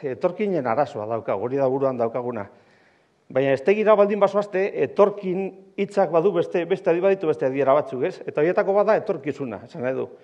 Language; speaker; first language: Basque; non-native, local second language; Spanish